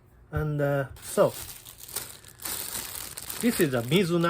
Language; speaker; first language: English; non-native, learner; Japanese